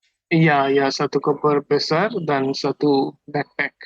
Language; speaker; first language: Indonesian; non-native, learner; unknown